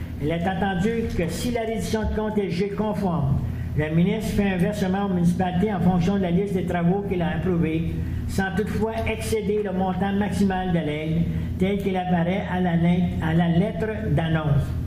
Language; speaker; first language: French; native; French